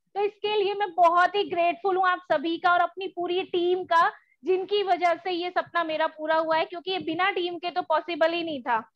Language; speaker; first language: Hindi; native; Hindi